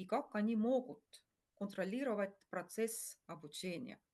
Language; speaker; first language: Russian; non-native, fluent; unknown